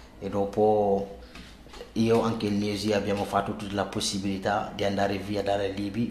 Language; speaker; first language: Italian; non-native, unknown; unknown